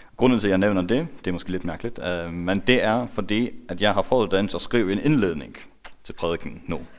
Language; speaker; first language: Danish; non-native, local second language; Faroese